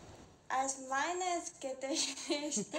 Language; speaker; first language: German; non-native, learner; Korean